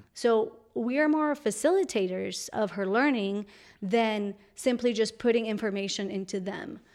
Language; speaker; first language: English; non-native, fluent; Spanish